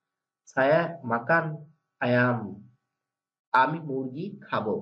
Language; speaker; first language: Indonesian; non-native, learner; Bangla